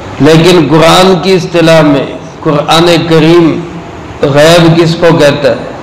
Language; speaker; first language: Urdu; non-native, local second language; Punjabi